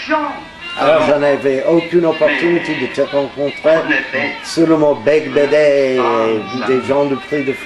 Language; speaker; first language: French; non-native, fluent; English